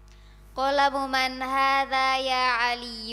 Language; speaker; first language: Arabic; non-native, learner; Indonesian